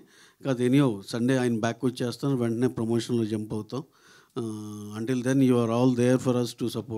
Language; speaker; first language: Telugu; native; Telugu